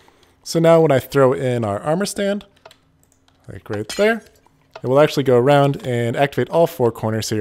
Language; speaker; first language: English; native; English